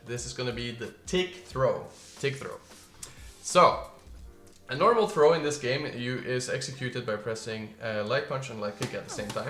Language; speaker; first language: English; non-native, fluent; Norwegian